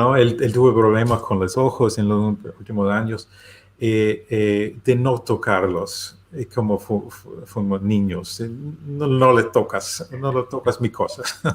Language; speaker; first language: Spanish; non-native, learner; German